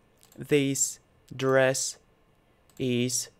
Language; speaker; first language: English; non-native, learner; Russian